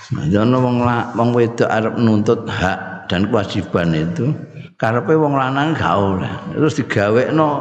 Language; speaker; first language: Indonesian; non-native, local second language; Javanese